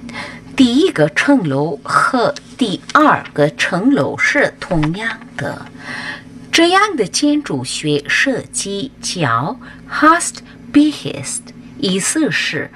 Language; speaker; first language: Chinese; non-native, fluent; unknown